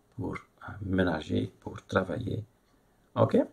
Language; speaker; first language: French; non-native, fluent; Dutch